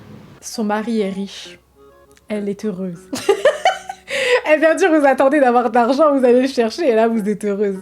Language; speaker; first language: French; native; French